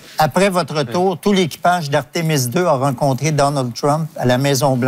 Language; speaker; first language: French; native; French